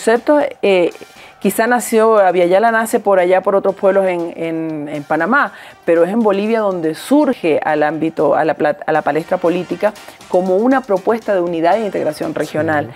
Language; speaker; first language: Spanish; native; Spanish